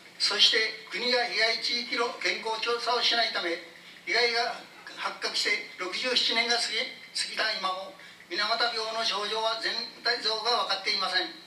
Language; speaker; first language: Japanese; native; Japanese